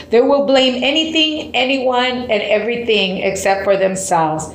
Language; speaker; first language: English; early bilingual, other home language; Spanish